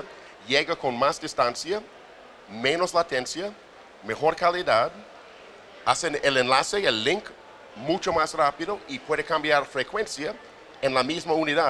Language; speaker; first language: Spanish; non-native, fluent; English